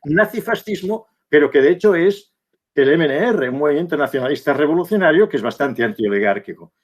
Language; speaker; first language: Spanish; native; Spanish